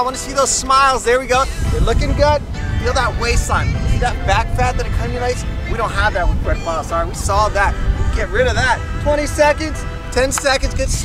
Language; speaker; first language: English; non-native, fluent; Portuguese